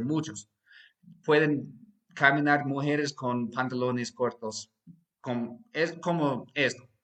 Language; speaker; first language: Spanish; non-native, fluent; English